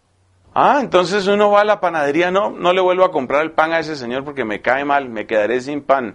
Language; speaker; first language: Spanish; native; Spanish